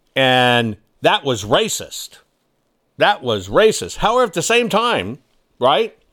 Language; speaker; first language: English; early bilingual, other home language; German